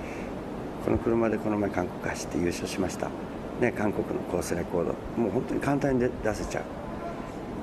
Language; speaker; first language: Japanese; native; Japanese